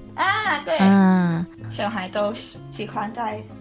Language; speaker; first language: Chinese; non-native, learner; Thai